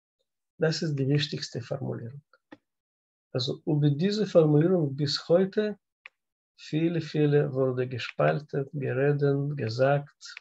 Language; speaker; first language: German; non-native, learner; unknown